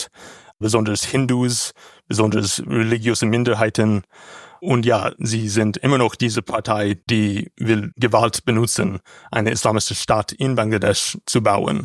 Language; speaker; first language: German; non-native, learner; English